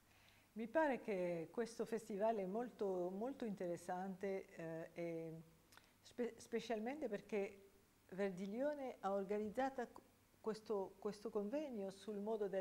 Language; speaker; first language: Italian; non-native, fluent; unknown